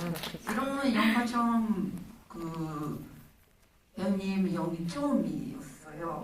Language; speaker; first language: Korean; non-native, learner; Japanese